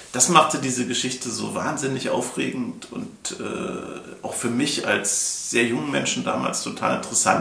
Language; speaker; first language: German; native; German